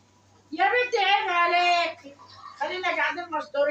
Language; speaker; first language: Arabic; native; Arabic